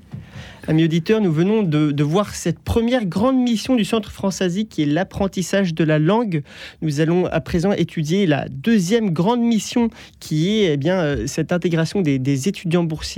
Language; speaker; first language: French; native; French